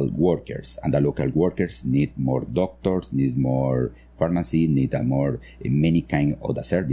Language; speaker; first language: English; non-native, learner; Spanish